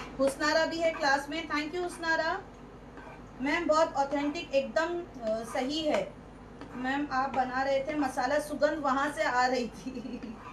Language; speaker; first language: Hindi; native; Hindi